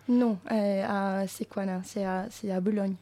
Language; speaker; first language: French; non-native, learner; Finnish